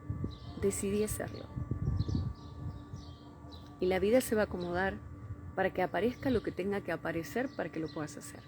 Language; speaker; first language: Spanish; native; Spanish